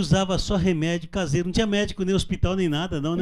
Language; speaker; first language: Portuguese; native; Portuguese